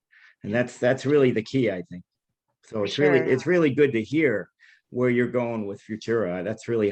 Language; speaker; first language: English; native; English